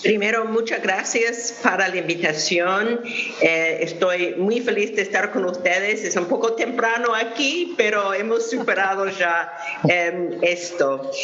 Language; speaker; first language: Spanish; non-native, fluent; English